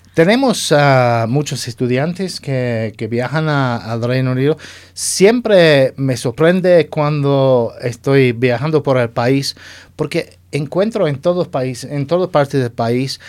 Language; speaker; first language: Spanish; non-native, fluent; English